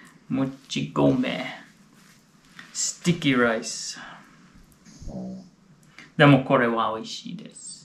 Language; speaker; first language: Japanese; non-native, fluent; English